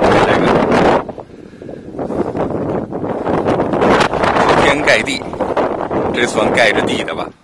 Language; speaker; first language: Chinese; native; Chinese